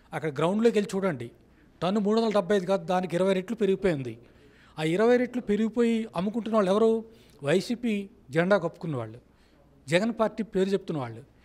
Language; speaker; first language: Telugu; native; Telugu